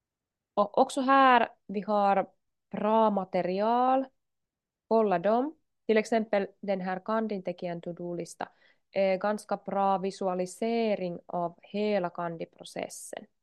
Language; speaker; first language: Swedish; non-native, local second language; Finnish